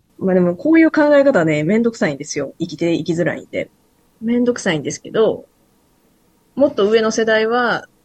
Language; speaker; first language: Japanese; native; Japanese